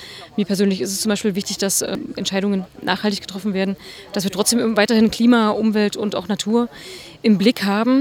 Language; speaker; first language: German; native; German